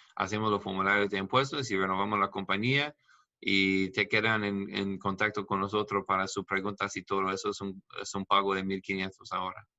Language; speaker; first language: Spanish; non-native, learner; English